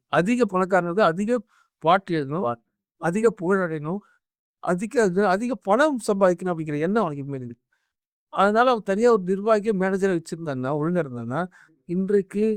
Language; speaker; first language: Tamil; native; Tamil